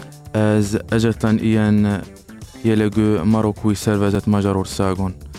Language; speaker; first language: Hungarian; non-native, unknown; Arabic